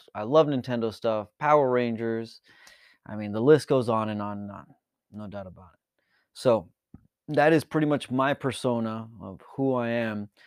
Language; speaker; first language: English; early bilingual, other home language; Spanish